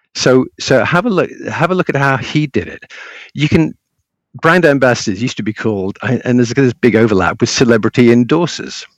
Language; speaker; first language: English; native; English